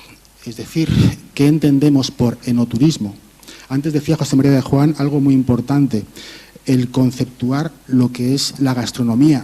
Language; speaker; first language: Spanish; native; Spanish